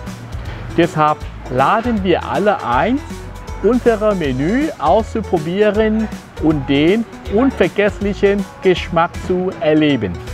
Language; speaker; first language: German; non-native, fluent; Thai